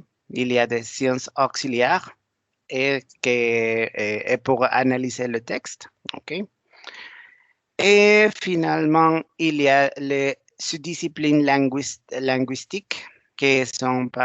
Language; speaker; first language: French; non-native, learner; Spanish